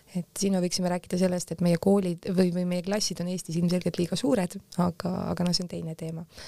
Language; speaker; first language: Estonian; native; Estonian